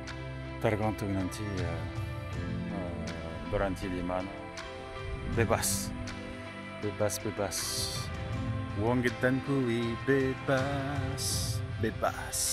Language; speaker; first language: Indonesian; non-native, fluent; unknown